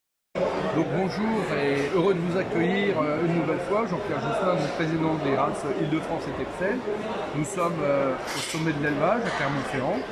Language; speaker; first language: French; native; French